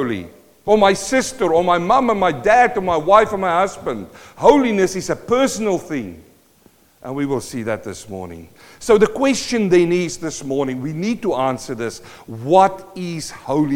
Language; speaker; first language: English; non-native, local second language; Afrikaans